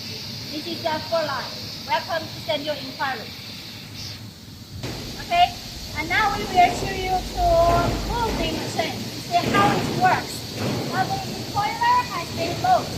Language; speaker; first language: English; non-native, learner; Chinese